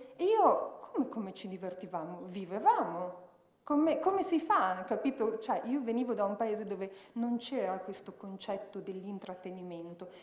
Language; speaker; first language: Italian; early bilingual, heritage; Italian